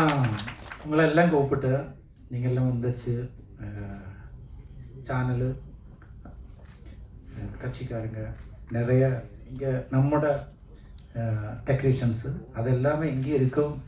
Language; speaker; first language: Tamil; non-native, learner; Malayalam